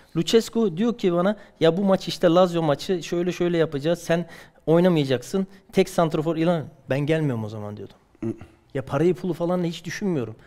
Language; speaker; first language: Turkish; early bilingual, heritage; Turkish